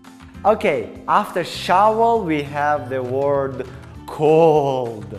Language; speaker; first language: English; non-native, learner; Tajik